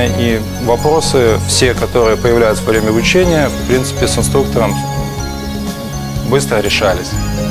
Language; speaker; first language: Russian; native; Russian